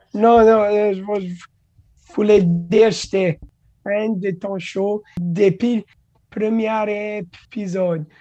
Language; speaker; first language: French; non-native, local second language; English